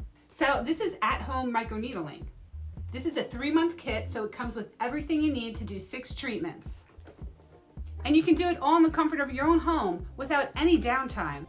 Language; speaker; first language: English; native; English